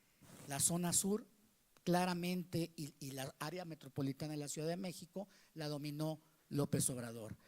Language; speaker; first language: Spanish; native; Spanish